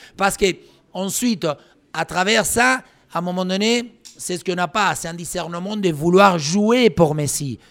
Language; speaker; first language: French; non-native, fluent; Spanish